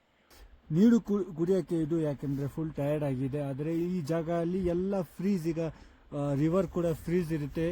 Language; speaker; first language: Kannada; native; Kannada